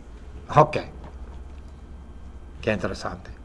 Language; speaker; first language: Spanish; non-native, fluent; English